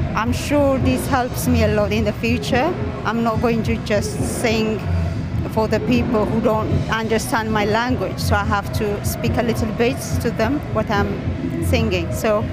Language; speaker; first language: English; non-native, fluent; Amharic